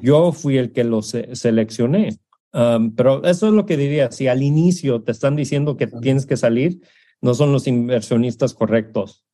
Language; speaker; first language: Spanish; early bilingual, heritage; Spanish